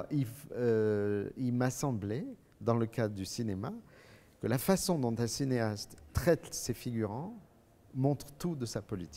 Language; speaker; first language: French; native; French